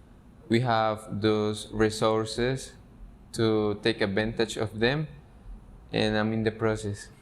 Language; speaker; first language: English; non-native, fluent; Spanish